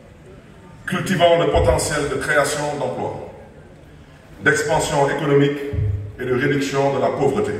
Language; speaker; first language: French; non-native, local second language; Wolof